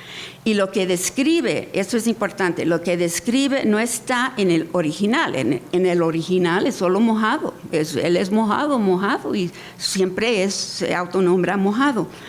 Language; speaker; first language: Spanish; early bilingual, heritage; Spanish